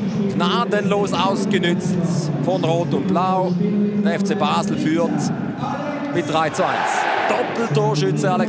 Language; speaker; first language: German; native; German